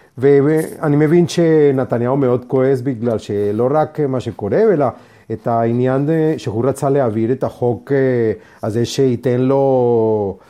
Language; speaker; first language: Hebrew; non-native, fluent; English